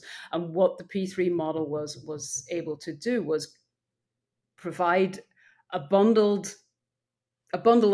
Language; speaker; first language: English; native; English